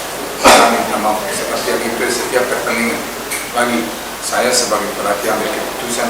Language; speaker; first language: Indonesian; non-native, learner; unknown